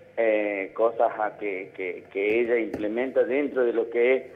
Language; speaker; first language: Spanish; native; Spanish